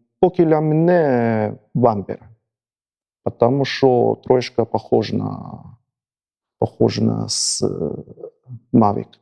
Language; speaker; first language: Ukrainian; non-native, learner; Chinese